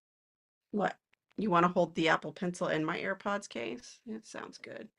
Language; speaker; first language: English; native; English